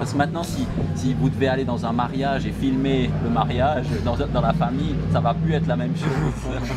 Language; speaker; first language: French; native; French